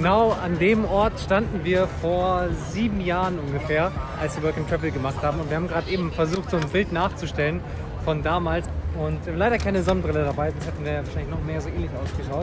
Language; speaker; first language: German; native; German